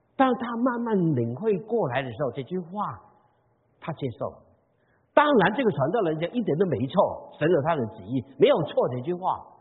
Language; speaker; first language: Chinese; non-native, local second language; Cantonese